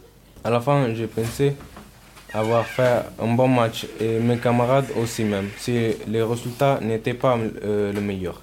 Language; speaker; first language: French; non-native, learner; Italian